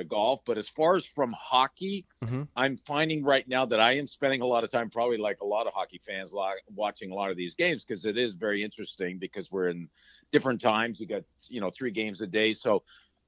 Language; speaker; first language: English; native; English